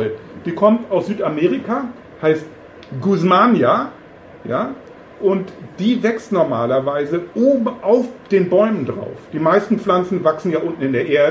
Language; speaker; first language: German; native; German